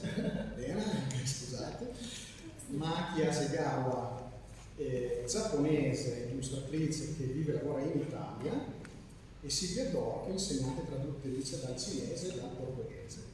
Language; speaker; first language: Italian; native; Italian